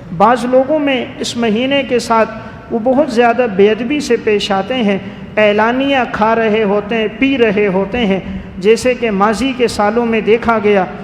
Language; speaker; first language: Urdu; native; Urdu